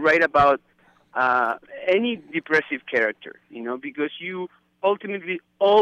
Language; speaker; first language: English; non-native, fluent; Spanish